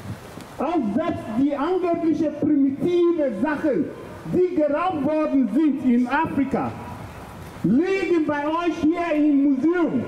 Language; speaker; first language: German; non-native, fluent; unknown